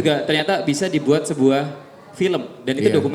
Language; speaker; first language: Indonesian; native; Indonesian